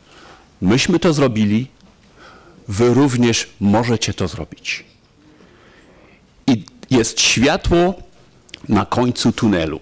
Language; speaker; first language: Polish; non-native, fluent; German